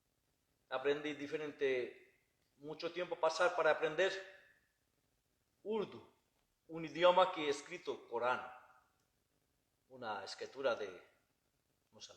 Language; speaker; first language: Spanish; non-native, learner; Bangla